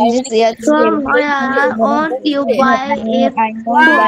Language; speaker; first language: English; non-native, learner; Bangla